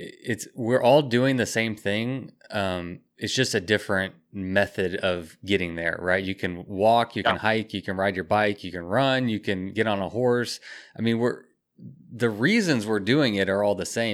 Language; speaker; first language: English; native; English